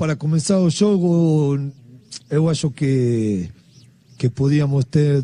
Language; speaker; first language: Portuguese; non-native, learner; Spanish